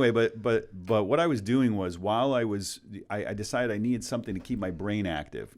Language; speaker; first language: English; native; English